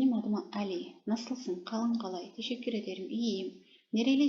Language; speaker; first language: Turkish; non-native, fluent; Kazakh